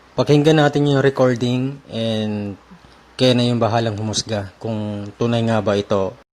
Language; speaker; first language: Filipino; native; Filipino